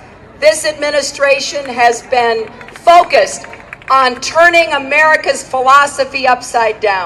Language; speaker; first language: English; native; English